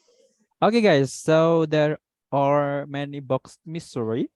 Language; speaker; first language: English; non-native, fluent; Indonesian